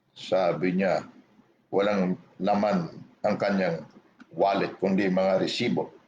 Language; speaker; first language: Filipino; non-native, local second language; Hiligaynon